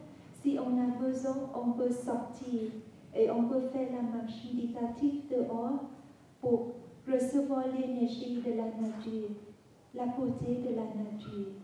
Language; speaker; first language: French; non-native, fluent; Vietnamese